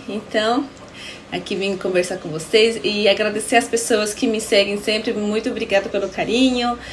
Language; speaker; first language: Portuguese; non-native, fluent; Spanish